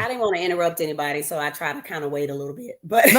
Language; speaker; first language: English; native; English